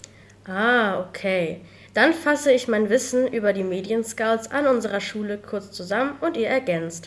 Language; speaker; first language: German; native; German